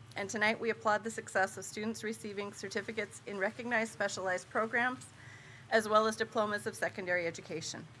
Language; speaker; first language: English; native; English